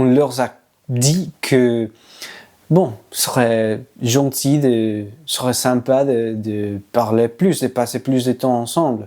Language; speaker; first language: French; non-native, learner; English